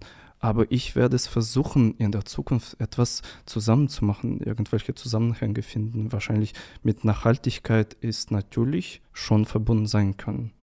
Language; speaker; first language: German; non-native, learner; Russian